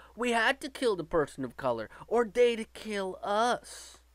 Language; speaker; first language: English; native; English